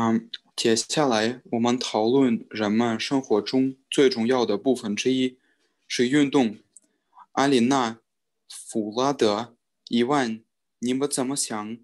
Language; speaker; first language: Chinese; non-native, learner; Russian